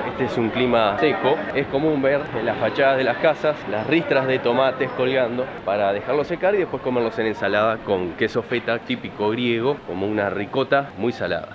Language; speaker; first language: Spanish; native; Spanish